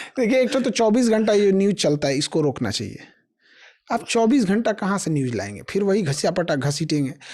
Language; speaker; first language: Hindi; native; Hindi